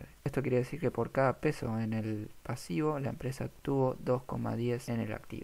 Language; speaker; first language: Spanish; native; Spanish